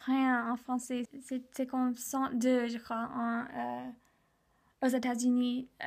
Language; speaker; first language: French; non-native, learner; English